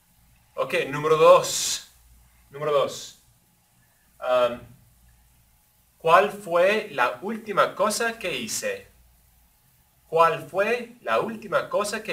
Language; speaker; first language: Spanish; non-native, fluent; English